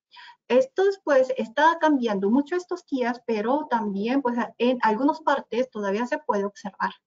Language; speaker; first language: Spanish; non-native, fluent; Korean